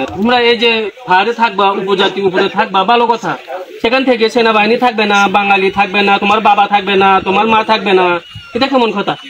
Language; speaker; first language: Bangla; native; Bangla